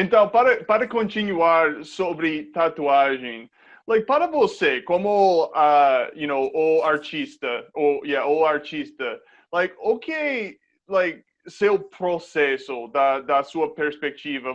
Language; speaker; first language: Portuguese; non-native, fluent; English